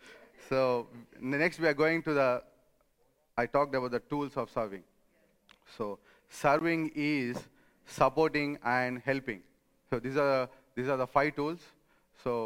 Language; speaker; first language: English; non-native, local second language; Telugu